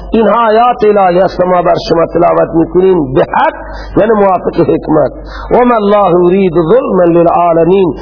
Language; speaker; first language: Persian; native; Persian